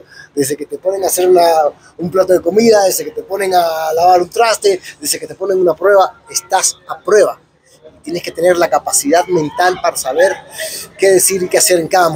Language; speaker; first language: Spanish; native; Spanish